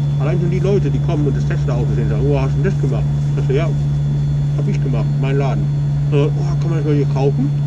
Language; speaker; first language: German; native; German